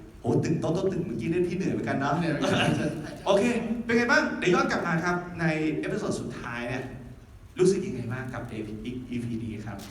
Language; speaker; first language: Thai; native; Thai